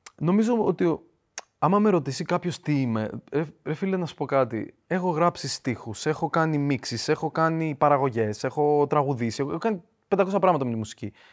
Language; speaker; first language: Greek; early bilingual, other home language; Russian